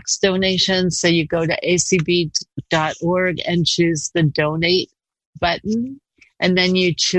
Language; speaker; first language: English; native; English